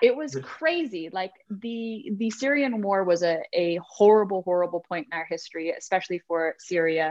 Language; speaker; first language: English; native; English